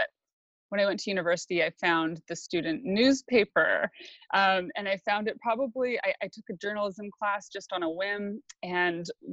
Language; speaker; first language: English; native; English